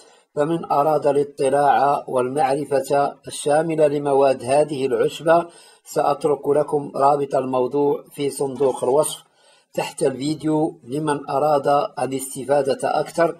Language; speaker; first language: Arabic; native; Arabic